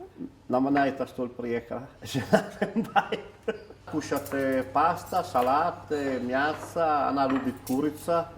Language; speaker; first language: Russian; non-native, learner; Italian